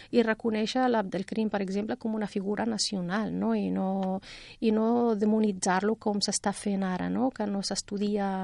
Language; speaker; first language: Catalan; non-native, fluent; Riffian